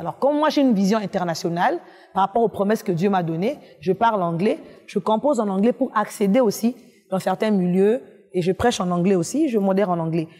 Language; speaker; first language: French; non-native, local second language; Lingala